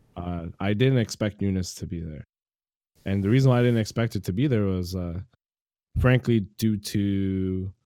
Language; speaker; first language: English; native; English